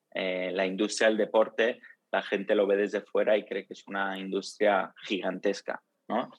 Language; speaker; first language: Spanish; early bilingual, other home language; Italian